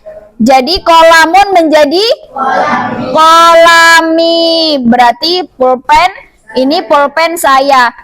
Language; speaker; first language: Indonesian; native; Indonesian